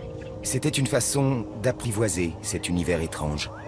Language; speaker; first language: French; native; French